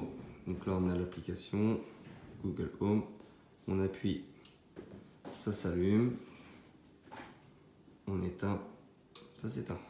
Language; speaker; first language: French; native; French